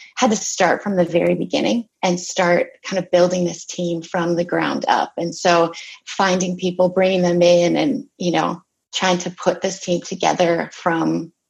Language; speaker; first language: English; native; English